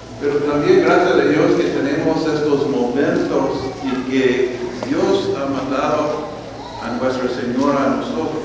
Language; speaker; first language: Spanish; non-native, fluent; English